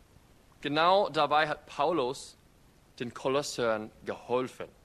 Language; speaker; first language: German; non-native, fluent; English